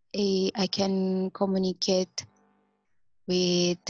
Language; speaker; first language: English; non-native, fluent; Indonesian